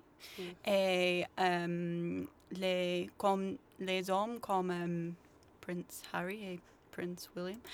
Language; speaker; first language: French; non-native, learner; English